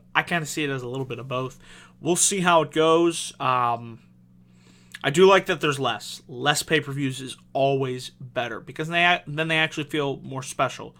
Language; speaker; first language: English; native; English